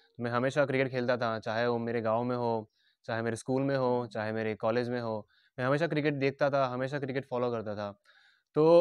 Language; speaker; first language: Hindi; non-native, local second language; Bangla